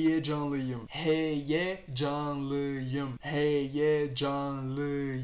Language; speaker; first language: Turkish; non-native, fluent; Portuguese